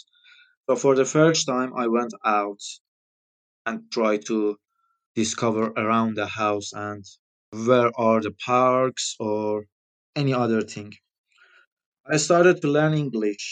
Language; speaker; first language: English; non-native, fluent; Persian